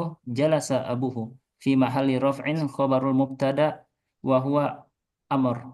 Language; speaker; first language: Arabic; non-native, fluent; Indonesian